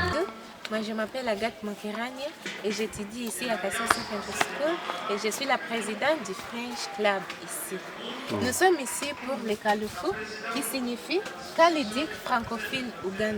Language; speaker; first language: French; non-native, learner; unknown